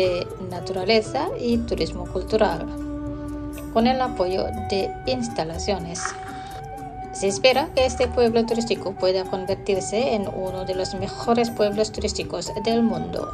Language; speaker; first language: Spanish; non-native, fluent; Indonesian